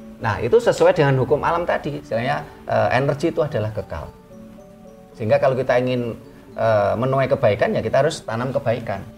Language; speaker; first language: Indonesian; non-native, local second language; Javanese